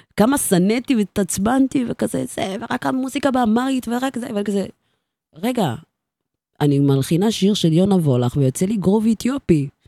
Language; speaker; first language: Hebrew; early bilingual, other home language; Amharic